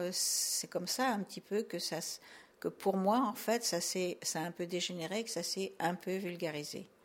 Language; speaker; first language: French; native; French